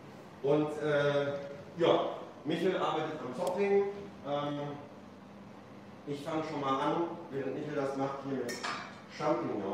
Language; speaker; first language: German; native; German